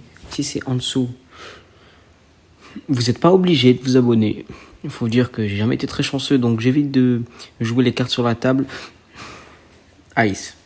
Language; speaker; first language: French; native; French